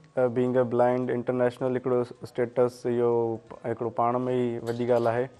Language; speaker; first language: Sindhi; native; Sindhi